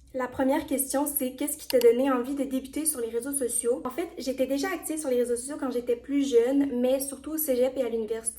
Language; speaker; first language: French; native; French